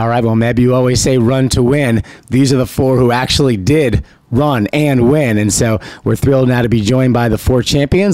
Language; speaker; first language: English; native; English